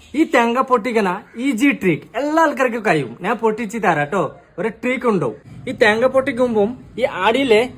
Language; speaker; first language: Malayalam; non-native, learner; Bangla